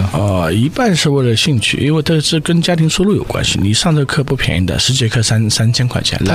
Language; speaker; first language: Chinese; native; Chinese